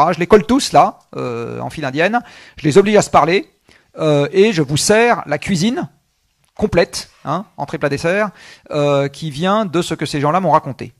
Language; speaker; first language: French; native; French